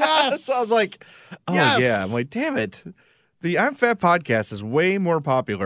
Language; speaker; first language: English; native; English